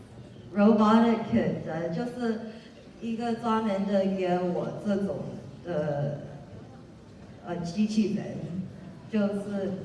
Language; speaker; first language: Chinese; early bilingual, heritage; Chinese